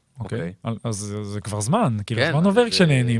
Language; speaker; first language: Hebrew; native; Hebrew